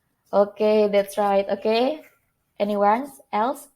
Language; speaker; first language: English; non-native, learner; Indonesian